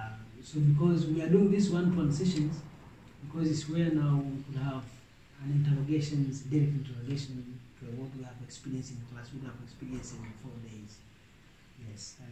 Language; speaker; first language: English; non-native, local second language; Swahili